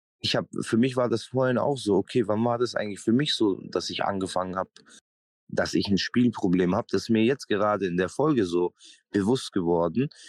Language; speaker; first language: German; native; German